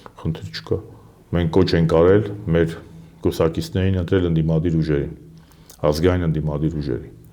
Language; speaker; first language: Armenian; native; Armenian